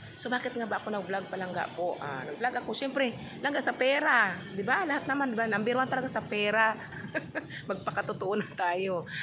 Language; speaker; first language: Filipino; non-native, local second language; Cebuano